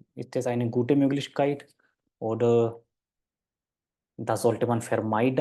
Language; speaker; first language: German; non-native, fluent; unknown